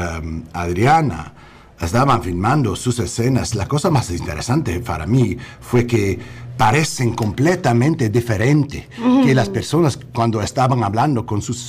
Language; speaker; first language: Spanish; non-native, learner; English